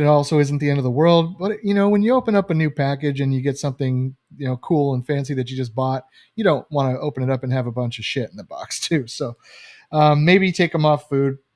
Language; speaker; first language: English; native; English